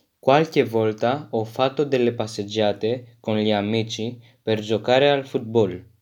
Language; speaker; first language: Italian; non-native, learner; French